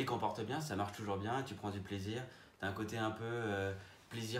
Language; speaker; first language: French; native; French